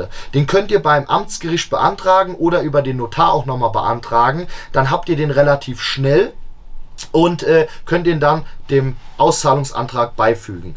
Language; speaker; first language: German; native; German